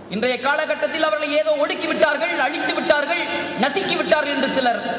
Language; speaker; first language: Tamil; early bilingual, heritage; Tamil